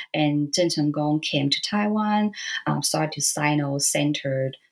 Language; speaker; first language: English; non-native, fluent; Chinese